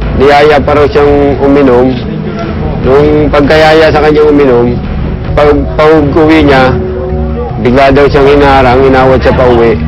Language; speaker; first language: Filipino; native; Filipino